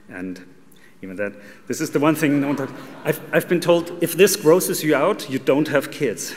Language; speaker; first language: English; non-native, fluent; German